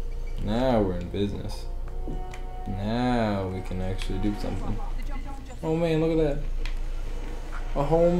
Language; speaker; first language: English; native; English